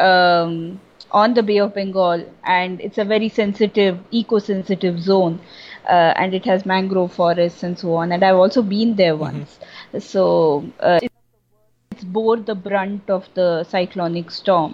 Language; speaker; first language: English; non-native, local second language; Bangla